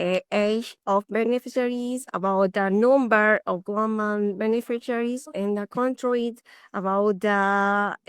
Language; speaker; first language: English; non-native, learner; Spanish